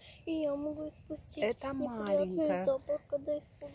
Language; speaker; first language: Russian; early bilingual, heritage; Russian